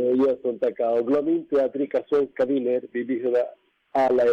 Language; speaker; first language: Swedish; non-native, fluent; Spanish